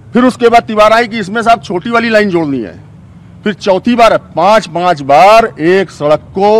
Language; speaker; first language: Hindi; native; Hindi